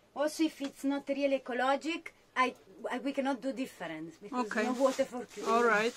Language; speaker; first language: English; non-native, fluent; Italian